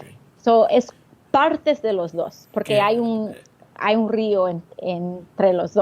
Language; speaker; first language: Spanish; early bilingual, heritage; English